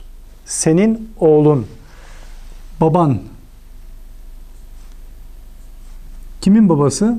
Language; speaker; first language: Turkish; native; Turkish